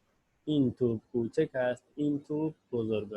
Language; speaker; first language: Persian; non-native, fluent; Urdu